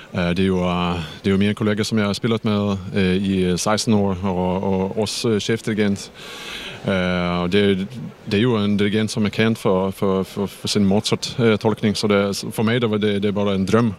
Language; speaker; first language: Danish; non-native, fluent; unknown